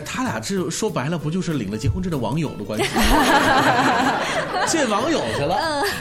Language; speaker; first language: Chinese; native; Chinese